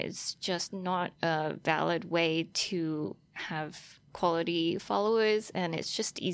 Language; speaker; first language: English; native; English